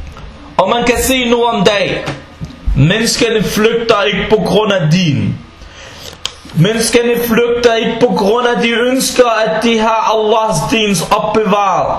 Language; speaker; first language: Danish; non-native, fluent; Arabic